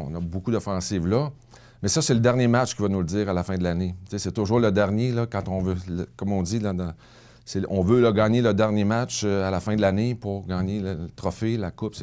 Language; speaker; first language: French; native; French